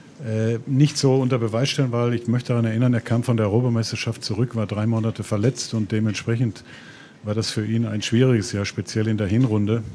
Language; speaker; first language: German; native; German